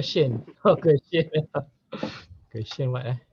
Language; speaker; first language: English; non-native, learner; Malay